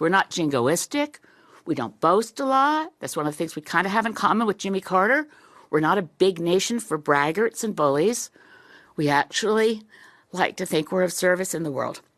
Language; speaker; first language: English; native; English